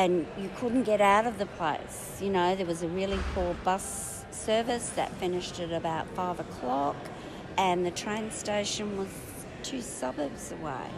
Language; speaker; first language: English; native; English